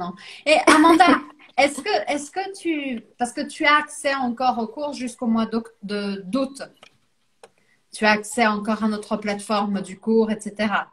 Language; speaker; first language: French; non-native, fluent; Portuguese